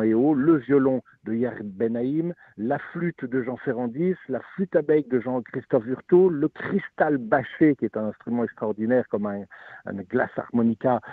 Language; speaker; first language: French; native; French